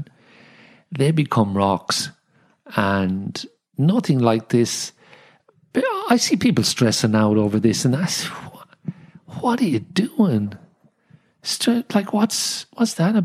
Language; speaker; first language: English; native; English